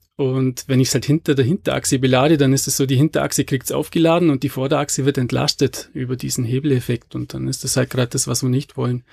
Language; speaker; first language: German; native; German